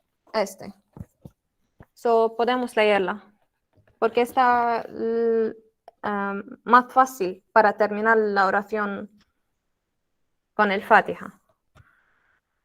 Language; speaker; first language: Spanish; non-native, learner; Arabic